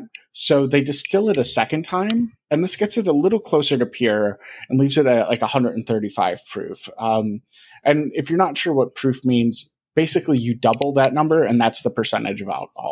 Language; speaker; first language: English; native; English